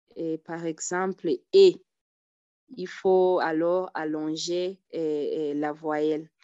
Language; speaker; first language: French; non-native, local second language; Rundi